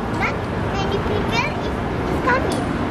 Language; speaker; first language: English; non-native, learner; Indonesian